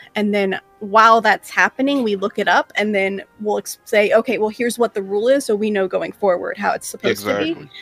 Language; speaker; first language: English; native; English